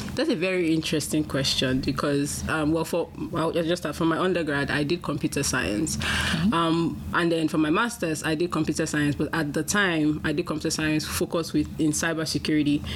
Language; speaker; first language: English; non-native, local second language; Yoruba